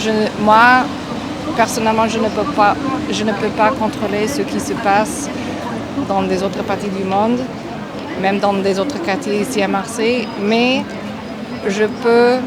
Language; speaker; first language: French; non-native, fluent; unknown